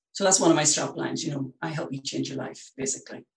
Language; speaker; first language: English; native; English